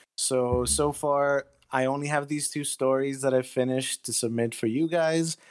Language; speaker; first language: English; non-native, fluent; Greek